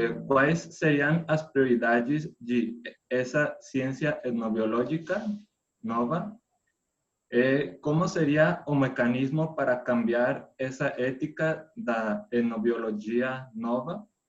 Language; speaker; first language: Portuguese; non-native, fluent; Spanish